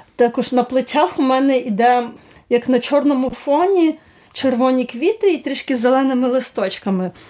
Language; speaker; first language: Ukrainian; native; Ukrainian